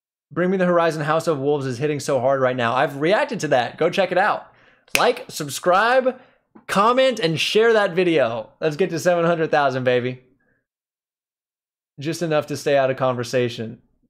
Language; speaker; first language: English; native; English